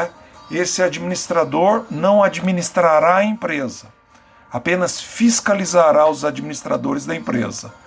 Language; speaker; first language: Portuguese; native; Portuguese